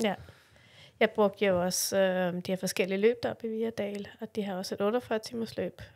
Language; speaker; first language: Danish; native; Danish